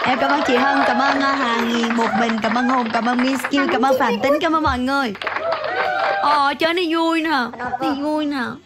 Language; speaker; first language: Vietnamese; native; Vietnamese